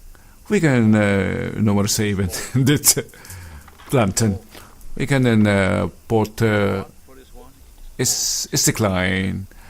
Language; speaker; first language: Dutch; non-native, fluent; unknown